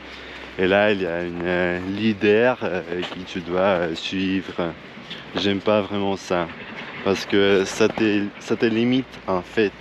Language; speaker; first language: French; non-native, learner; Russian